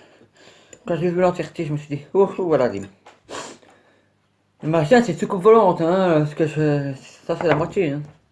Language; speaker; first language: French; native; French